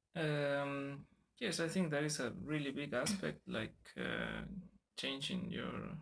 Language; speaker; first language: English; non-native, fluent; Spanish